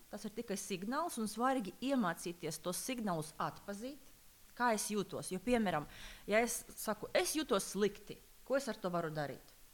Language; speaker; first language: Latvian; non-native, local second language; Russian